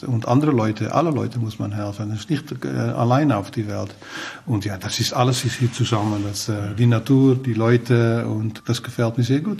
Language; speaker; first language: German; non-native, learner; Dutch